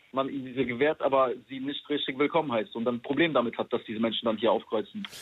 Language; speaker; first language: German; non-native, fluent; Polish